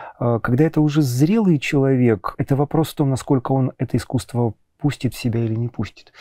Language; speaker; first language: Russian; native; Russian